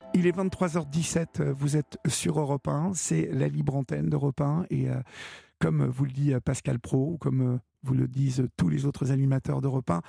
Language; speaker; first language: French; native; French